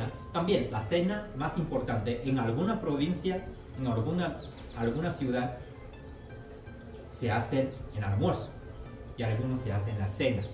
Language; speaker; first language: Spanish; non-native, fluent; Chinese